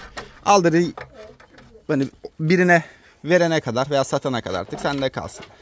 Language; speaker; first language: Turkish; native; Turkish